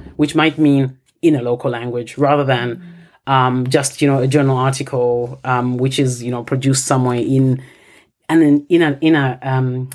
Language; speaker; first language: English; non-native, local second language; Bemba